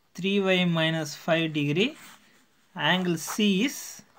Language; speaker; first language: English; non-native, local second language; Tamil